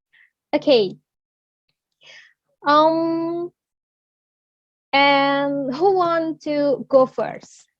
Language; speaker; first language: English; non-native, learner; Indonesian